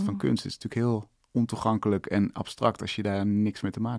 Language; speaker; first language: Dutch; native; Dutch